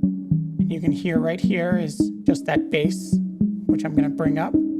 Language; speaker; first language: English; native; English